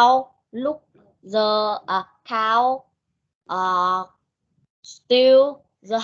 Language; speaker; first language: English; non-native, learner; Vietnamese